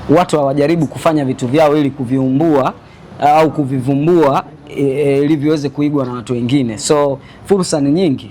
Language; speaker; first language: Swahili; native; Swahili